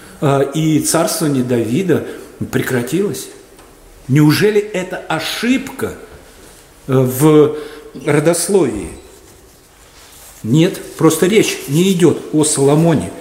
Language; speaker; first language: Russian; native; Russian